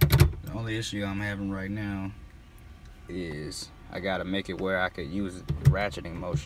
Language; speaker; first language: English; native; English